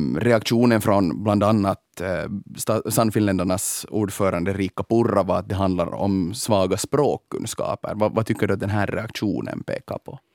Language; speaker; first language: Swedish; native; Swedish